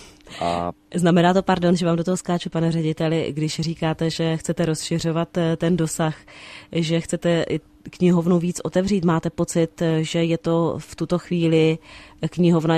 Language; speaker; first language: Czech; native; Czech